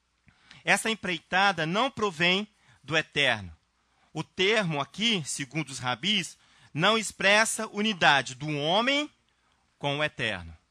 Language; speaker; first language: Portuguese; native; Portuguese